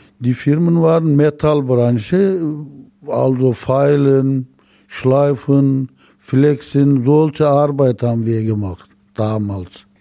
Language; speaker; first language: German; non-native, learner; Turkish